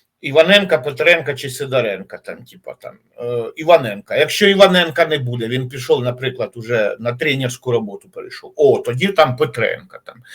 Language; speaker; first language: Ukrainian; native; Ukrainian